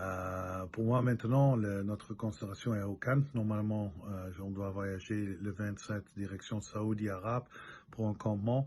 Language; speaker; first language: French; non-native, local second language; Dutch